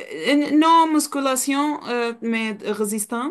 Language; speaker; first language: French; non-native, learner; Portuguese